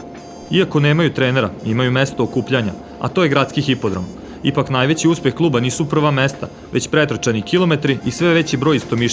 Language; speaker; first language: Serbian; native; Serbian